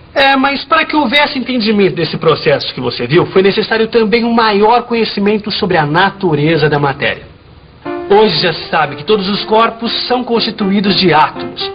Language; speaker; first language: Portuguese; native; Portuguese